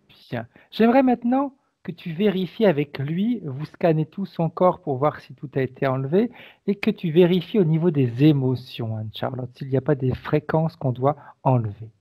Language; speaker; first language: French; native; French